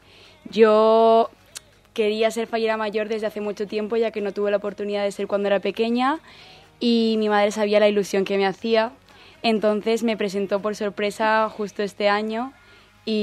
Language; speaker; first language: Spanish; native; Spanish